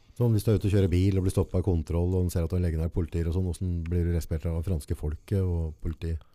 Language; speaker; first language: Norwegian; native; Norwegian